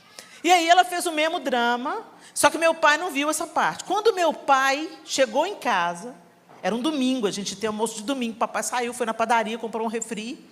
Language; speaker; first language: Portuguese; native; Portuguese